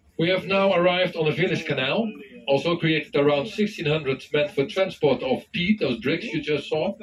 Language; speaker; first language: English; non-native, fluent; Dutch